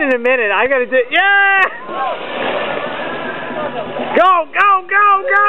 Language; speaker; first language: English; native; English